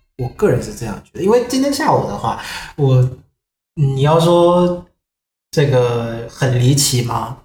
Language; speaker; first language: Chinese; non-native, fluent; Vietnamese